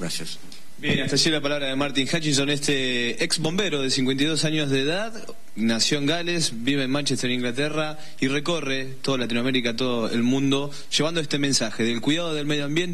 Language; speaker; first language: Spanish; native; Spanish